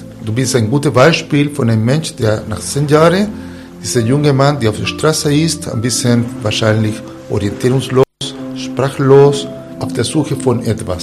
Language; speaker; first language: German; non-native, learner; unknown